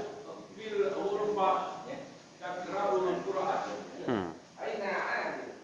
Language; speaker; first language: Arabic; non-native, learner; Indonesian